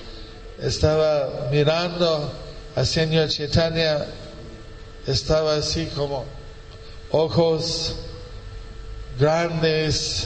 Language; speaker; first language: Spanish; non-native, fluent; English